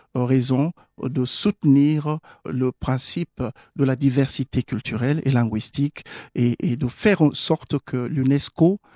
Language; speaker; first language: French; non-native, fluent; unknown